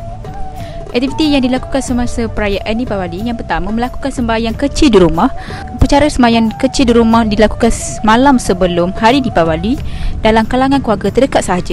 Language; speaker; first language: Malay; native; Malay